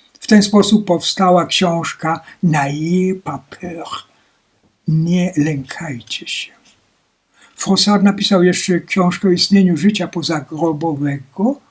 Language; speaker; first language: Polish; native; Polish